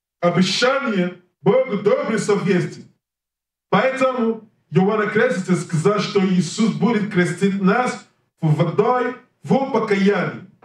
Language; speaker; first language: Russian; non-native, learner; English